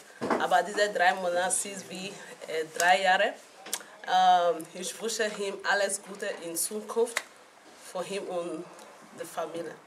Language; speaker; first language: German; non-native, learner; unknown